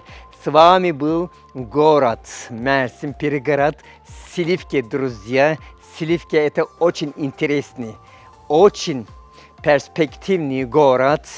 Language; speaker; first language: Russian; non-native, fluent; Turkish